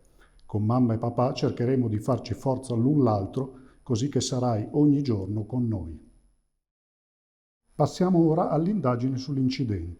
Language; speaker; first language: Italian; native; Italian